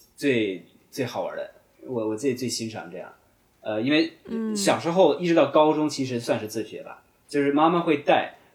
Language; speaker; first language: Chinese; non-native, fluent; English